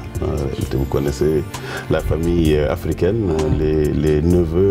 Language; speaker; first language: French; non-native, local second language; Wolof